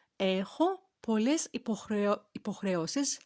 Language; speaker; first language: Greek; non-native, fluent; Turkish